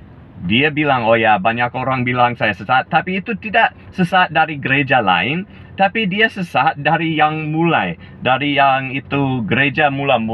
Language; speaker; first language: Indonesian; non-native, fluent; English